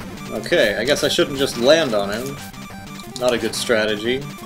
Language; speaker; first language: English; native; English